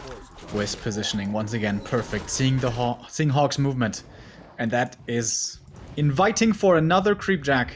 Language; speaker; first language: English; non-native, fluent; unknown